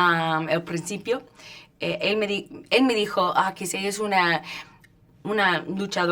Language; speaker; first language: Spanish; non-native, learner; English